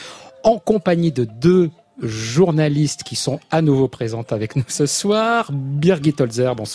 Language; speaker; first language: French; native; French